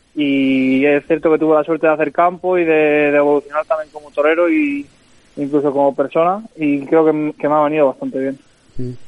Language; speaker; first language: Spanish; native; Spanish